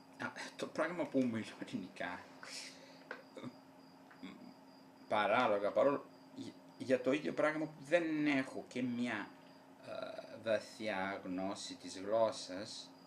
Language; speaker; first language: Greek; non-native, fluent; Italian